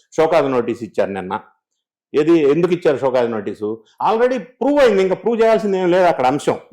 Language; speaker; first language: Telugu; native; Telugu